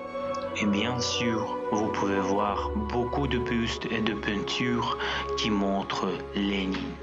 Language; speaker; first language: French; non-native, fluent; Russian